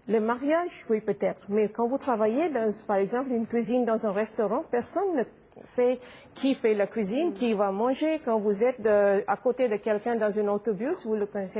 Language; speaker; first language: French; non-native, fluent; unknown